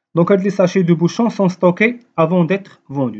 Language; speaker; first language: French; non-native, local second language; Arabic